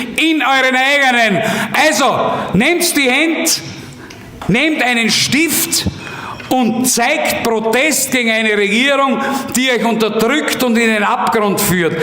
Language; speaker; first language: German; native; German